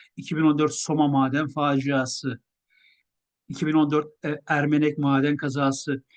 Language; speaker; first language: Turkish; native; Turkish